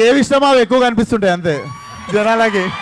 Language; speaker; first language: Telugu; native; Telugu